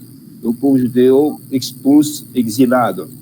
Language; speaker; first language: Portuguese; non-native, learner; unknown